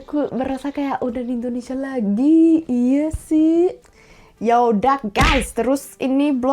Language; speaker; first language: Indonesian; non-native, fluent; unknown